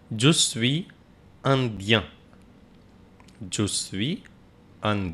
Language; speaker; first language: French; non-native, fluent; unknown